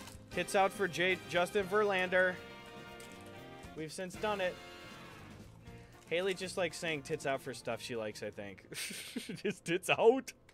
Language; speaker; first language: English; native; English